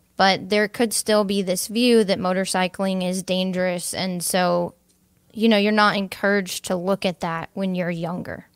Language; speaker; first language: English; native; English